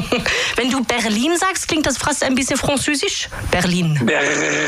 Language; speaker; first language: German; native; German